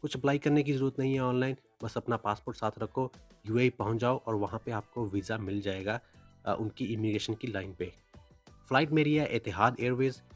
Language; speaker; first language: Hindi; native; Hindi